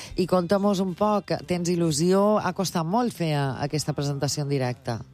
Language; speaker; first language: Catalan; native; Catalan